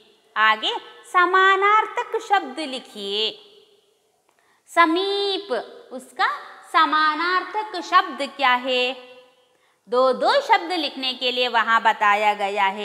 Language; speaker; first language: Hindi; non-native, local second language; Kannada